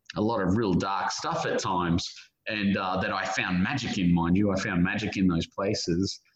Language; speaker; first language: English; native; English